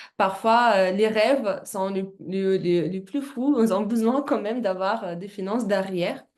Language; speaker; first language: French; non-native, fluent; Russian